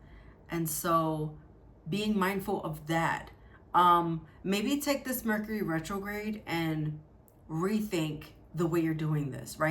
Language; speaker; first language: English; native; English